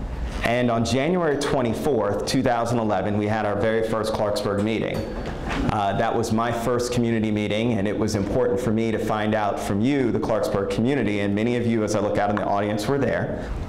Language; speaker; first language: English; native; English